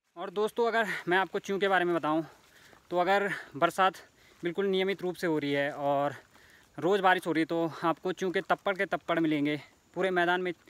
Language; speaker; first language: Hindi; native; Hindi